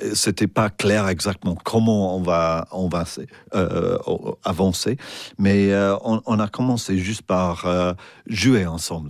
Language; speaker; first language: French; non-native, fluent; English